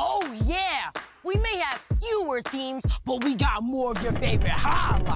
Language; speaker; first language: English; native; English